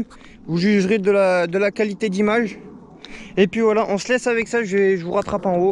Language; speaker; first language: French; native; French